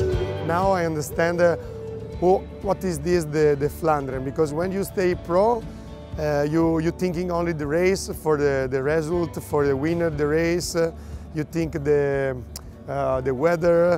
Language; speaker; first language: English; non-native, learner; Italian